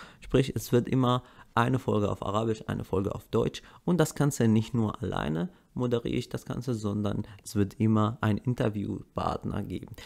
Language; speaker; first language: German; non-native, fluent; Arabic